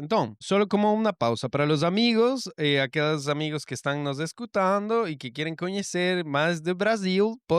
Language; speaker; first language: Portuguese; non-native, learner; Spanish